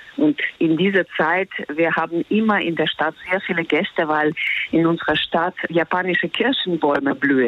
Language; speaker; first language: German; non-native, fluent; Ukrainian